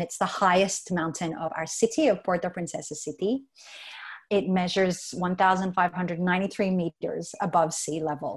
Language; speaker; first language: English; native; English